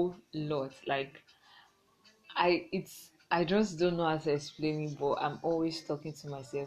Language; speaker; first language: English; non-native, local second language; Igbo